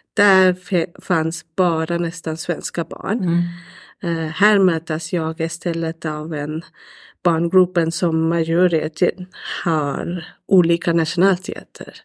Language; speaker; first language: Swedish; non-native, learner; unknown